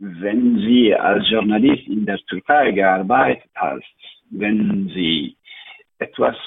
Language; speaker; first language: German; non-native, learner; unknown